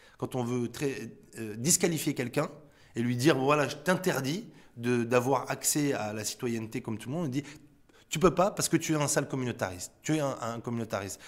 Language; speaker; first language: French; native; French